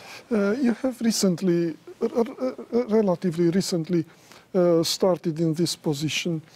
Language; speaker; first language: English; non-native, fluent; Romanian